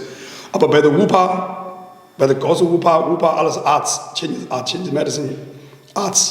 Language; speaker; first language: German; non-native, learner; Chinese